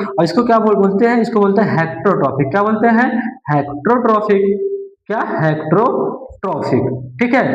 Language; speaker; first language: Hindi; native; Hindi